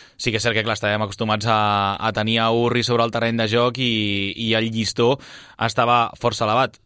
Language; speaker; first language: Catalan; native; Catalan